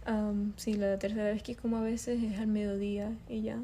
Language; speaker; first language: Spanish; early bilingual, other home language; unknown